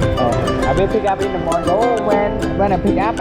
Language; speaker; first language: English; non-native, learner; Khmer